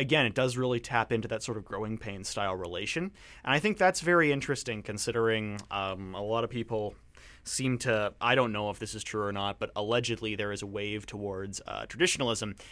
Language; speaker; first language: English; native; English